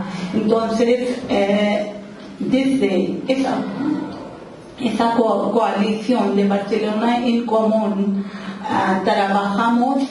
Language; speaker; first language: Spanish; non-native, local second language; Urdu